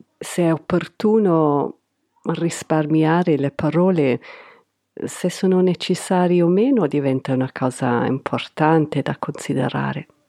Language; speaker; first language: Italian; non-native, fluent; English